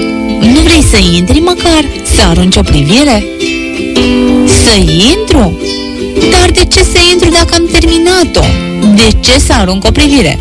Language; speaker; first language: Romanian; native; Romanian